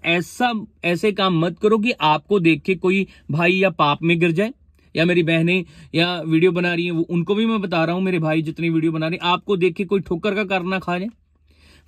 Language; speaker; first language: Hindi; non-native, local second language; Punjabi